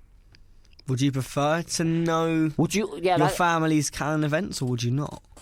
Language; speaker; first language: English; native; English